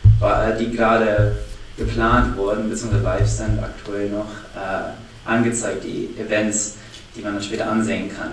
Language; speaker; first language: German; native; German